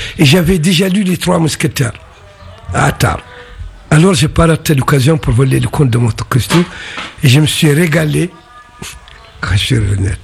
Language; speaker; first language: French; non-native, local second language; Arabic